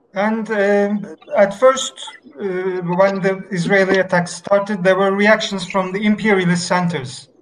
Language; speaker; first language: English; non-native, fluent; Turkish